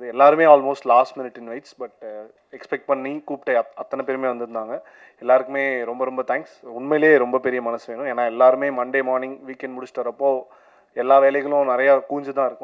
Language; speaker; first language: Tamil; native; Tamil